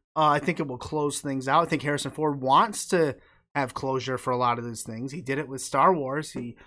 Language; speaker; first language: English; native; English